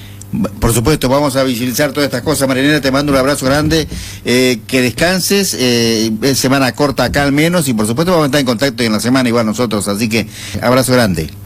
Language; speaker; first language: Spanish; native; Spanish